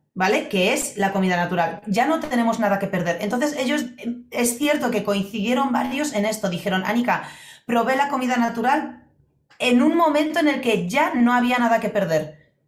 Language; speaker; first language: Spanish; non-native, fluent; Polish